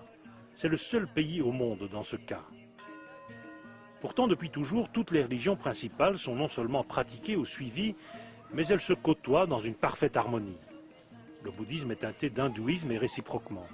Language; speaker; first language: French; native; French